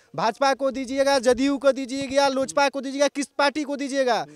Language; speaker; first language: Hindi; native; Hindi